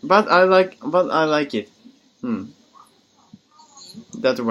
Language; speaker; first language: English; non-native, learner; Japanese